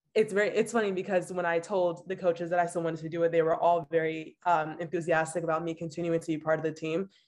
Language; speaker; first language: English; native; English